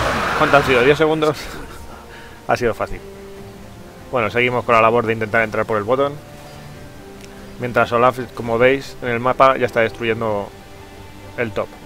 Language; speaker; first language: Spanish; native; Spanish